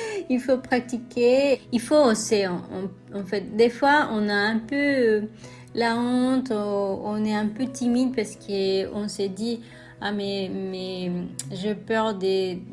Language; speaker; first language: French; non-native, fluent; Spanish